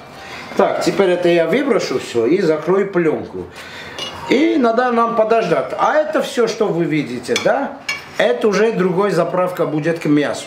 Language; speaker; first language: Russian; non-native, fluent; Armenian